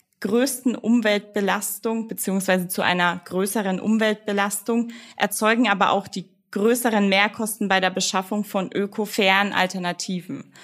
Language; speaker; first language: German; native; German